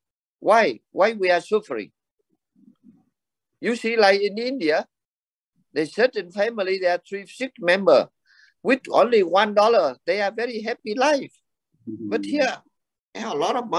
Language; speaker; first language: English; non-native, learner; Vietnamese